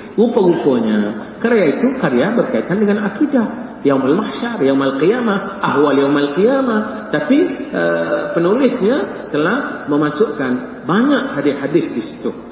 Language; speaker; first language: Malay; native; Malay